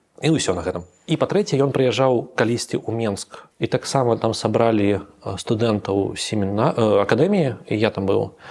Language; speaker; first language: Belarusian; non-native, local second language; Russian